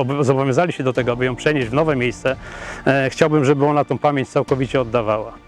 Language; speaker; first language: Polish; native; Polish